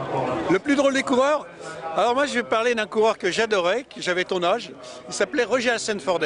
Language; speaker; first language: French; native; French